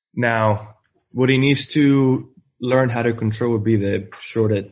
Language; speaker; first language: English; non-native, fluent; Spanish